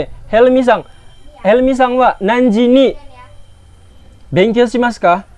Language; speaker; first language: Japanese; non-native, fluent; Indonesian